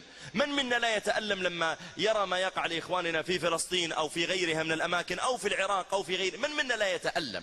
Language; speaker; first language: Arabic; native; Arabic